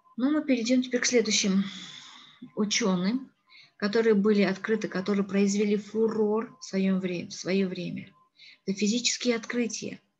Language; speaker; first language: Russian; non-native, local second language; Kazakh